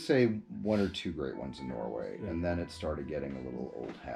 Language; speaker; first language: English; native; English